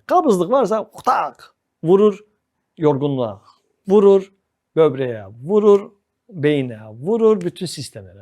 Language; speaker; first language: Turkish; native; Turkish